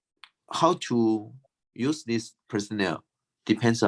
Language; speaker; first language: English; non-native, fluent; Chinese